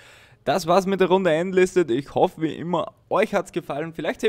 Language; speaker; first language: German; native; German